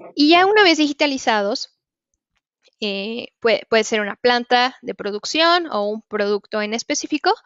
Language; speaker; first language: Spanish; native; Spanish